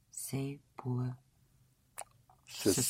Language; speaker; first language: French; non-native, learner; English